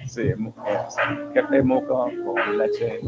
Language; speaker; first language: Spanish; non-native, learner; English